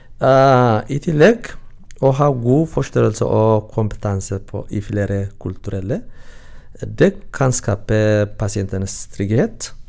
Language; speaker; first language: Norwegian; non-native, learner; Tigrinya